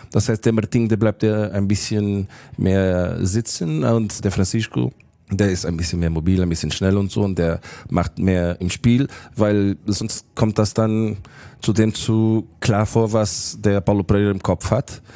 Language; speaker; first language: German; non-native, fluent; Portuguese